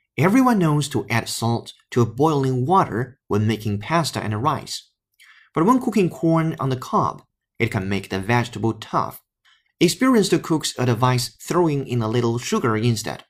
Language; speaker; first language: English; non-native, fluent; Chinese